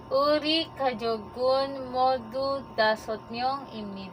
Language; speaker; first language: Korean; non-native, learner; Filipino